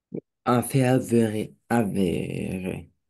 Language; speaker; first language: French; non-native, learner; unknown